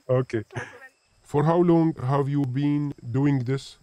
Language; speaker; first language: English; non-native, fluent; Arabic